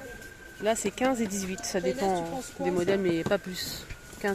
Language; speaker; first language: French; native; French